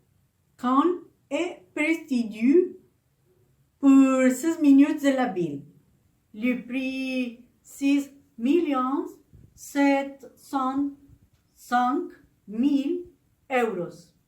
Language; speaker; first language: French; non-native, learner; Spanish